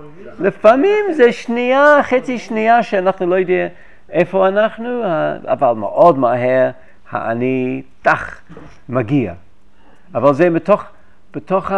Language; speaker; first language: Hebrew; non-native, fluent; English